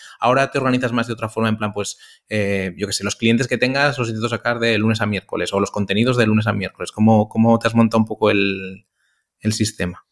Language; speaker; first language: Spanish; native; Spanish